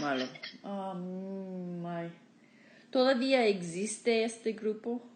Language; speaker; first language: Spanish; non-native, fluent; English